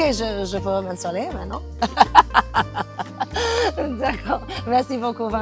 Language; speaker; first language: French; non-native, fluent; English